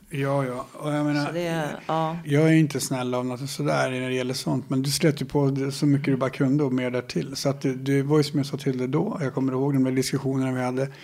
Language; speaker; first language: Swedish; native; Swedish